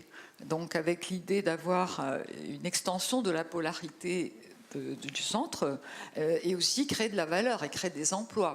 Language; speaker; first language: French; native; French